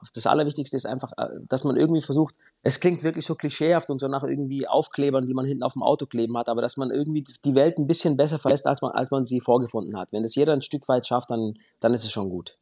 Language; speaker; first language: German; native; German